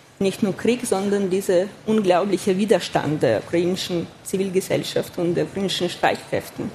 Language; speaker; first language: German; non-native, fluent; Ukrainian